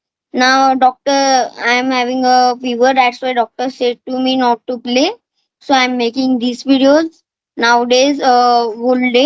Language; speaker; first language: English; non-native, learner; Marathi